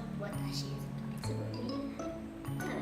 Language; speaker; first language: Japanese; non-native, learner; English